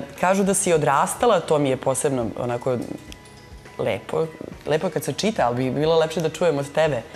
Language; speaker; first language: Serbian; native; Serbian